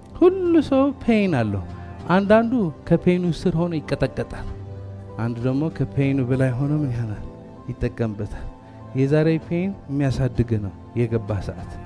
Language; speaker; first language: Amharic; early bilingual, heritage; Amharic